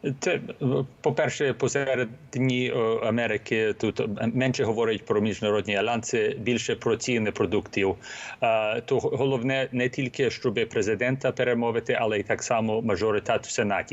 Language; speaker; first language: Ukrainian; early bilingual, heritage; Ukrainian